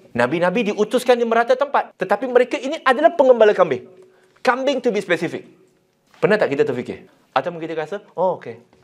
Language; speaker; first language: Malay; non-native, local second language; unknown